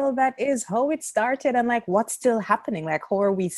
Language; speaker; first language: English; native; English